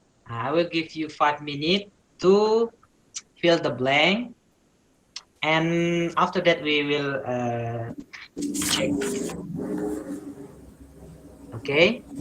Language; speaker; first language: English; non-native, learner; Indonesian